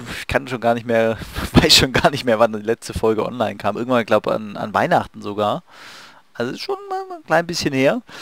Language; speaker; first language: German; native; German